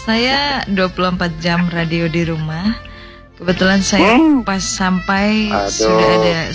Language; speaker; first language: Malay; non-native, local second language; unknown